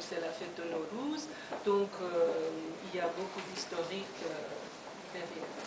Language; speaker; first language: French; non-native, fluent; Persian